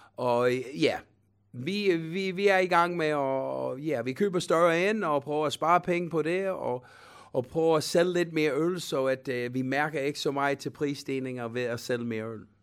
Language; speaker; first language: Danish; non-native, fluent; English